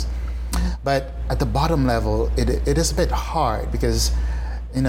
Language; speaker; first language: English; non-native, fluent; Haitian Creole